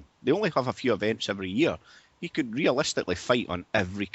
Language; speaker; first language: English; native; English